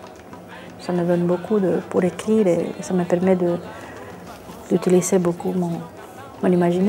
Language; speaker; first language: French; non-native, fluent; Spanish